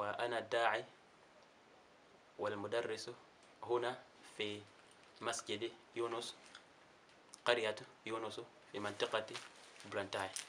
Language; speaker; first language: Arabic; non-native, learner; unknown